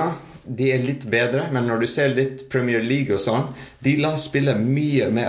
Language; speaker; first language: Norwegian; non-native, fluent; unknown